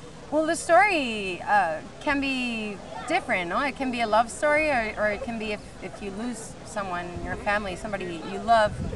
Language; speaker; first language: English; non-native, fluent; Spanish